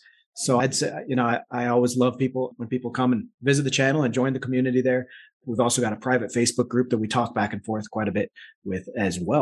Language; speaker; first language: English; native; English